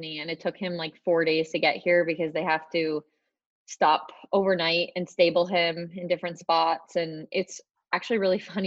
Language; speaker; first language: English; native; English